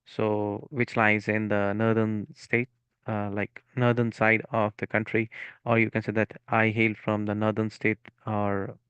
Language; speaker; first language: English; non-native, local second language; Punjabi